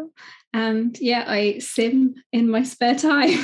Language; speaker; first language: English; native; English